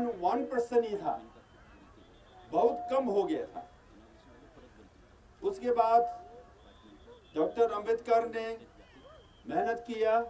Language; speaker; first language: Hindi; non-native, learner; Tibetan